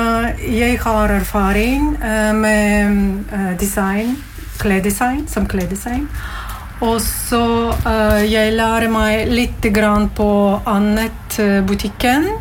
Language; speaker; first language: Norwegian; non-native, learner; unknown